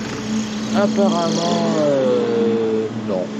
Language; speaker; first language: French; native; French